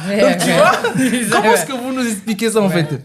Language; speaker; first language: French; native; French